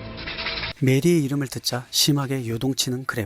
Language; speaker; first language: Korean; native; Korean